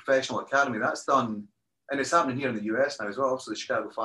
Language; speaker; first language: English; native; English